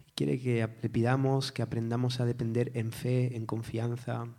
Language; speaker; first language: Spanish; native; Spanish